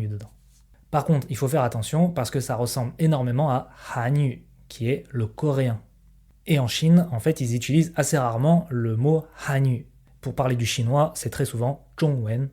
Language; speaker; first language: French; native; French